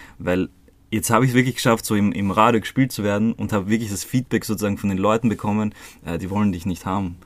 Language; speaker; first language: German; early bilingual, other home language; Croatian